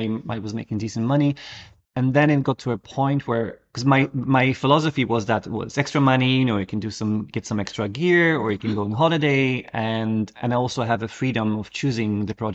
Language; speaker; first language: English; non-native, fluent; Polish